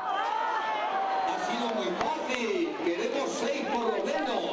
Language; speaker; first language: Spanish; native; Spanish